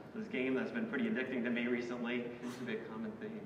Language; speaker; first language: English; native; English